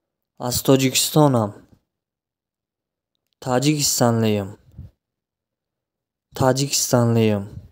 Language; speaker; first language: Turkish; non-native, fluent; Tajik